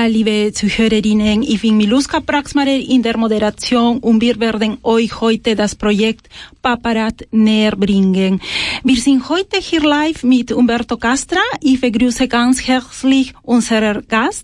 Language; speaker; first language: German; non-native, fluent; Spanish